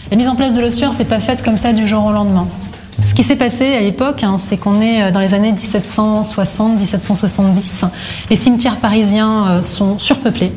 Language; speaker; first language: French; native; French